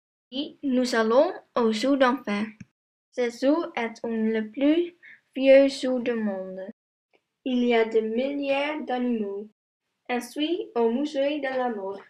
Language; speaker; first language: French; non-native, learner; Dutch